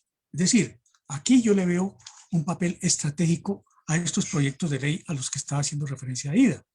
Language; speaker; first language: Spanish; native; Spanish